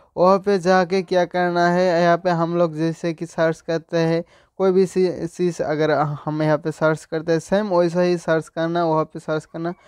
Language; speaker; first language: Hindi; non-native, local second language; Assamese